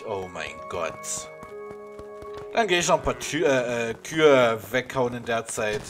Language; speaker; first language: German; native; German